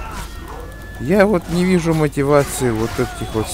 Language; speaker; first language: Russian; native; Russian